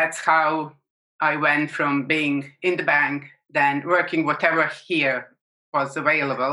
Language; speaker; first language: English; non-native, fluent; Serbian